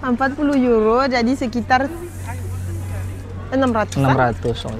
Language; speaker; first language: Indonesian; non-native, learner; Arabic